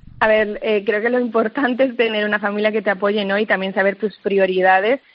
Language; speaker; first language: Spanish; early bilingual, other home language; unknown